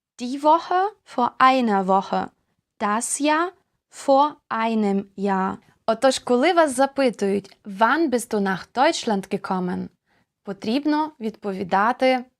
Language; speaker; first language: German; non-native, fluent; Ukrainian